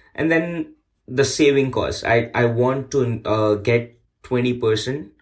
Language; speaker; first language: English; non-native, local second language; Urdu